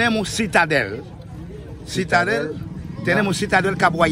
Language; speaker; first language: Spanish; non-native, fluent; Haitian Creole